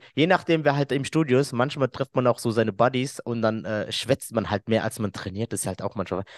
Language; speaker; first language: German; early bilingual, other home language; Arabic